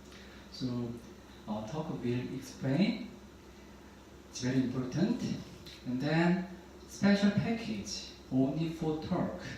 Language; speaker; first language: English; non-native, learner; Korean